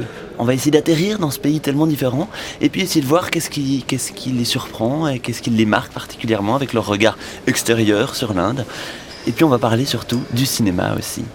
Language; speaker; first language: French; native; French